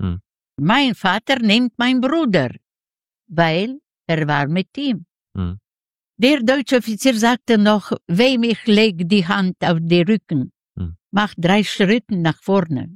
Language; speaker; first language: German; non-native, learner; Yiddish